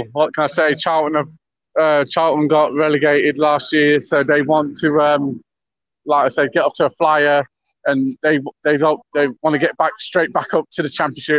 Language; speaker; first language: English; native; English